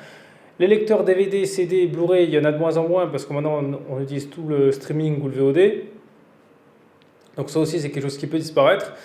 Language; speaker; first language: French; native; French